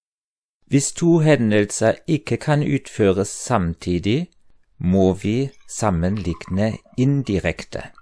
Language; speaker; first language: Norwegian; non-native, fluent; German